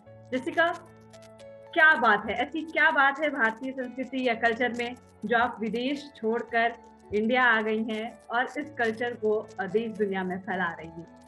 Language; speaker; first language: Hindi; native; Hindi